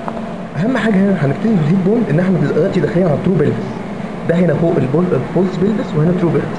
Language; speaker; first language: Arabic; native; Arabic